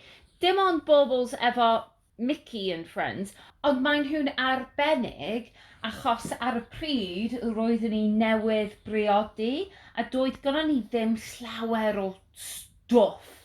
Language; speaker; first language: Welsh; non-native, learner; English